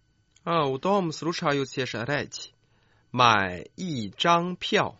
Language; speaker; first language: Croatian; non-native, fluent; Chinese